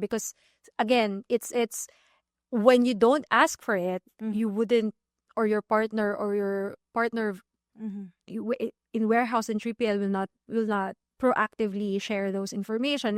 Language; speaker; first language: English; non-native, local second language; Filipino